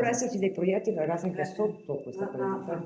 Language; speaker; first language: Italian; native; Italian